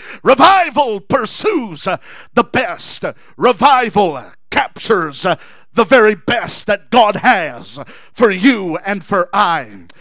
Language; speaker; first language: English; early bilingual, other home language; Spanish